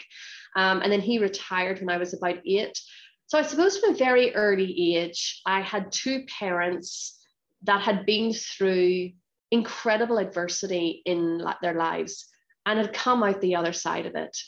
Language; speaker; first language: English; native; English